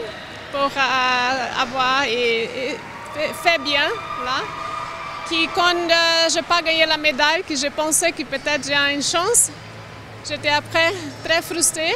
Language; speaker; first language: French; non-native, learner; Portuguese